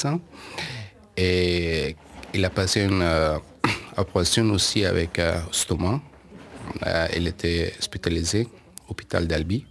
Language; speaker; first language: French; non-native, learner; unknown